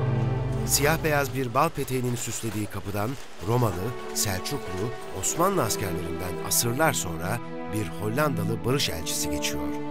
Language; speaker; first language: Turkish; native; Turkish